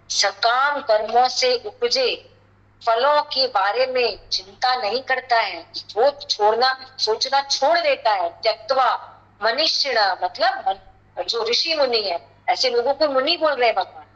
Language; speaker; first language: Hindi; native; Hindi